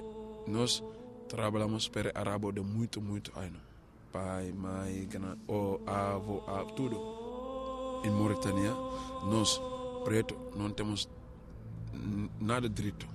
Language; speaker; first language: Portuguese; non-native, learner; Arabic